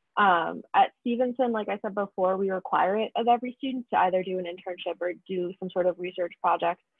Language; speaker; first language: English; native; English